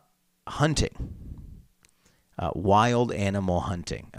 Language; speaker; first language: English; native; English